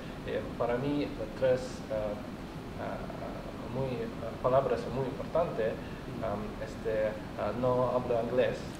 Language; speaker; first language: Spanish; non-native, learner; Russian